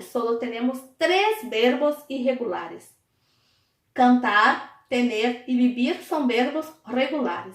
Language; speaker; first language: Spanish; non-native, fluent; Portuguese